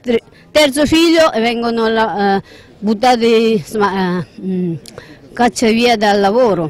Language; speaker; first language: Italian; non-native, learner; Tibetan